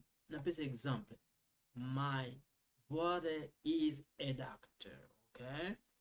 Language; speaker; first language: English; non-native, fluent; Lingala